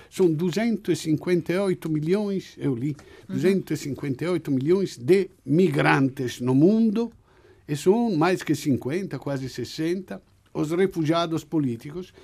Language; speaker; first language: Portuguese; non-native, fluent; Italian